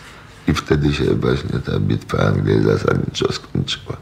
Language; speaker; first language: Polish; native; Polish